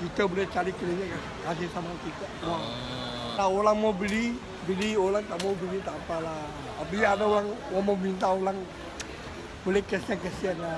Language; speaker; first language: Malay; non-native, local second language; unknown